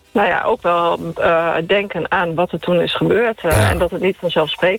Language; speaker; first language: Dutch; native; Dutch